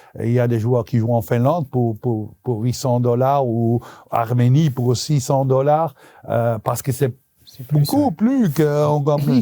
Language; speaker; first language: French; non-native, local second language; Dutch